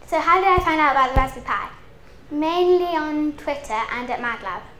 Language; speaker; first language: English; native; English